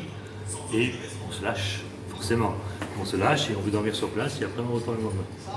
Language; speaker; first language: French; native; French